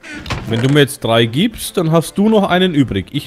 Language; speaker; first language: German; native; German